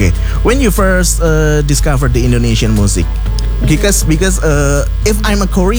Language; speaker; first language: English; non-native, fluent; Indonesian